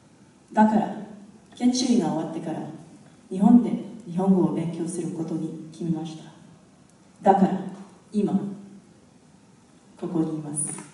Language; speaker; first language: Japanese; non-native, fluent; English